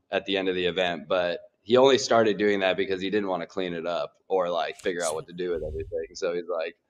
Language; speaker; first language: English; native; English